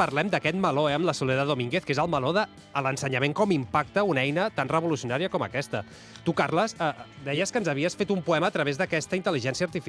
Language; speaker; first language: Catalan; native; Catalan